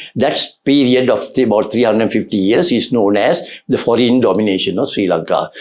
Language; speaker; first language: English; non-native, local second language; Sinhala